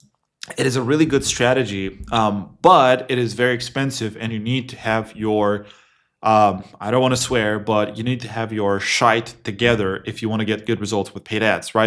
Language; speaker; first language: English; non-native, fluent; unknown